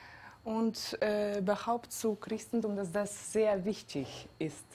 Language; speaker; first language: German; non-native, fluent; Georgian